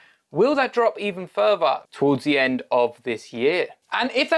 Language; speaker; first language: English; native; English